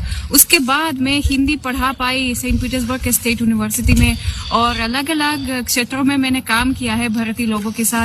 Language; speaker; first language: Hindi; non-native, fluent; Russian